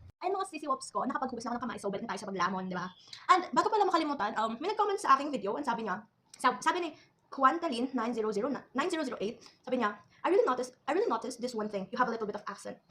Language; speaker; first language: Filipino; native; Filipino